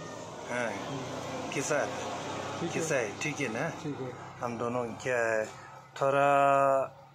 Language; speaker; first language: Hindi; non-native, learner; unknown